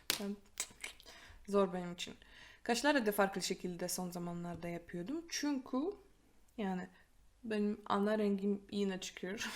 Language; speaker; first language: Turkish; non-native, fluent; Polish